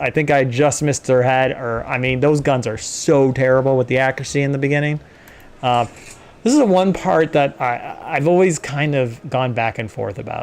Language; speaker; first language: English; native; English